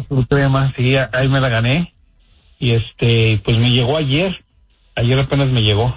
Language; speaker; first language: Spanish; native; Spanish